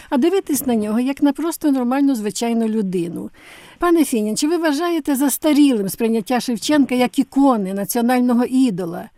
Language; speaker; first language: Ukrainian; native; Ukrainian